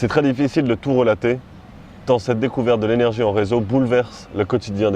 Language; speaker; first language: French; native; French